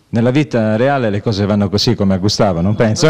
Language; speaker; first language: Italian; native; Italian